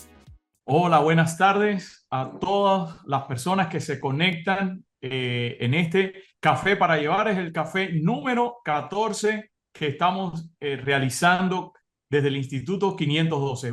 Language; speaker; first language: Spanish; native; Spanish